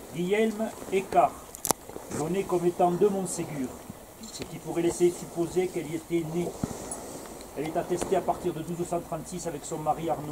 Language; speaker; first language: French; native; French